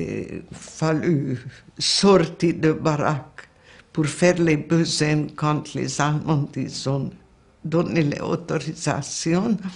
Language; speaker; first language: French; non-native, fluent; Hungarian